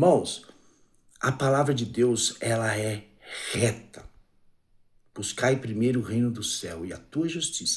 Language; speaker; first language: Portuguese; native; Portuguese